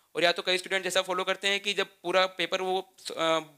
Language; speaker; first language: Hindi; native; Hindi